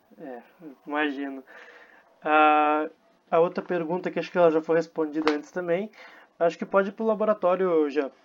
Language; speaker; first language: Portuguese; native; Portuguese